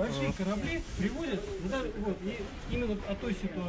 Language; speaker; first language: Russian; native; Russian